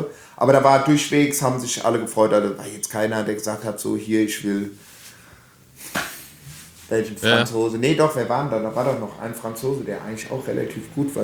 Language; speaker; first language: German; native; German